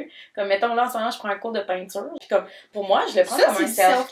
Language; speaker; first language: French; native; French